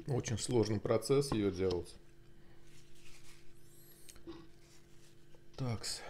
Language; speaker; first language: Russian; non-native, local second language; Azerbaijani